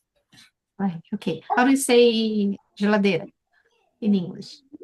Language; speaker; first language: English; non-native, fluent; Portuguese